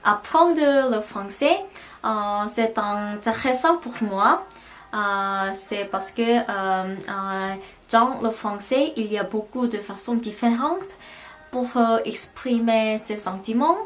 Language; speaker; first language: French; non-native, learner; Korean